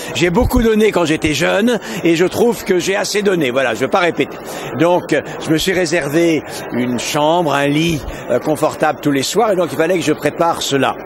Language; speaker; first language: French; native; French